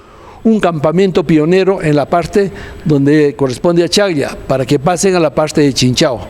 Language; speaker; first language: Spanish; native; Spanish